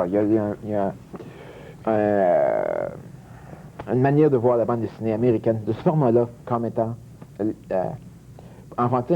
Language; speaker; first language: French; native; French